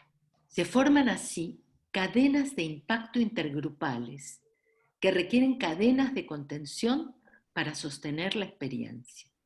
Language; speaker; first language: Spanish; native; Spanish